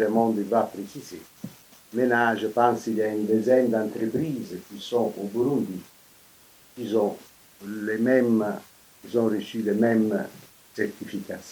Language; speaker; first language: French; non-native, fluent; Italian